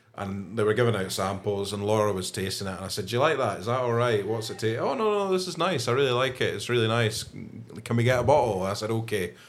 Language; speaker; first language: English; native; English